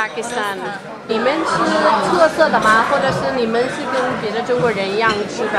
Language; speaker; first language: Chinese; non-native, fluent; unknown